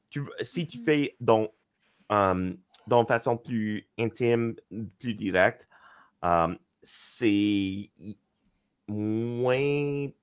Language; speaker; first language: French; non-native, local second language; English